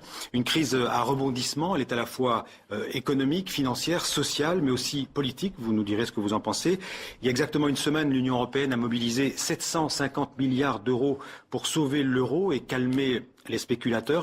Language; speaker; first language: French; native; French